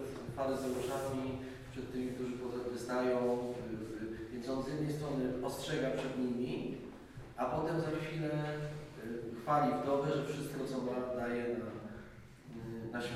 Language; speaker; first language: Polish; native; Polish